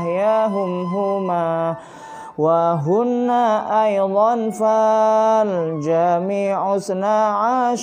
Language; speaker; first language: Arabic; non-native, fluent; Indonesian